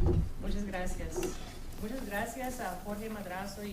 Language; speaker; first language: Spanish; non-native, learner; English